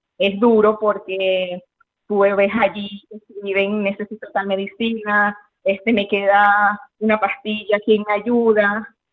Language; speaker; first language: Spanish; native; Spanish